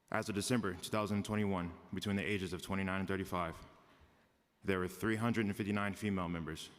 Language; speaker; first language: English; native; English